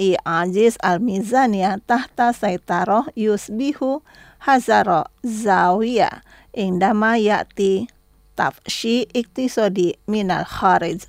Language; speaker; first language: Arabic; non-native, fluent; Indonesian